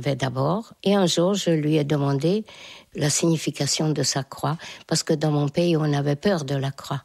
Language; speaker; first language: French; non-native, fluent; Hungarian